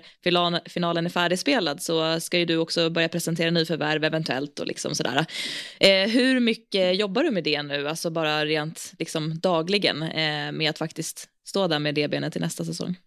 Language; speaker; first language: Swedish; native; Swedish